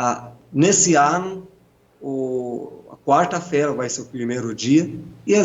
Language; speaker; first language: Portuguese; non-native, fluent; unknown